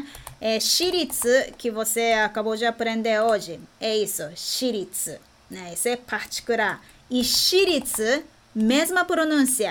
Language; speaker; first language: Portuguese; non-native, fluent; Japanese